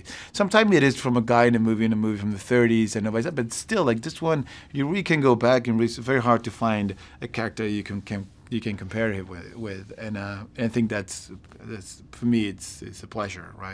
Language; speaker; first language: English; non-native, fluent; Spanish